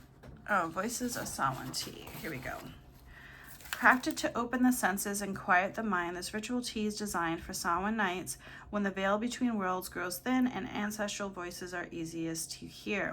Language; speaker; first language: English; native; English